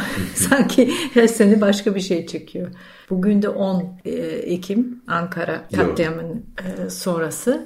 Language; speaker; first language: Turkish; non-native, fluent; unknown